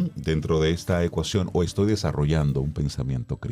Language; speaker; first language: Spanish; native; Spanish